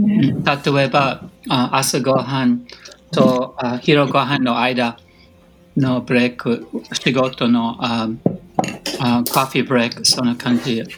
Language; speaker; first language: Japanese; non-native, learner; English